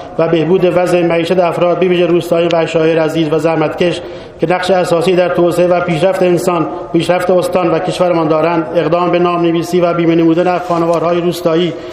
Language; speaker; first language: Persian; non-native, local second language; Baluchi